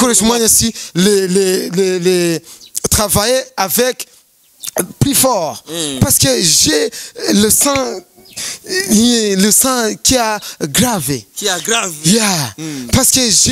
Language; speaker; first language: French; non-native, learner; Rundi